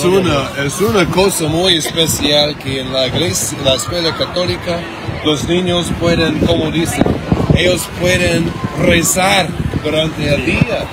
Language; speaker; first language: Spanish; non-native, learner; English